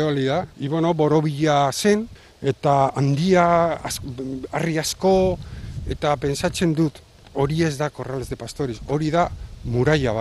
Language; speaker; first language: Basque; non-native, local second language; Spanish